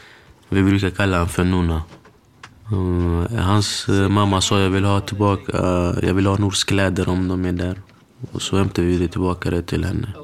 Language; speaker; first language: Swedish; early bilingual, other home language; Kurdish